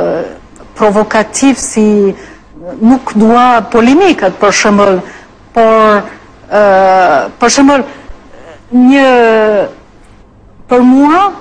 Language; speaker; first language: Albanian; non-native, fluent; French